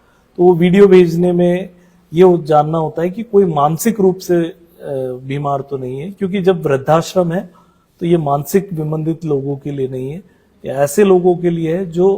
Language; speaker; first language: Hindi; native; Hindi